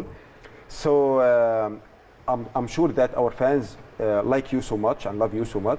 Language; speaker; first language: English; non-native, learner; Arabic